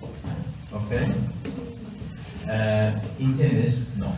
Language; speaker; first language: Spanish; non-native, learner; Italian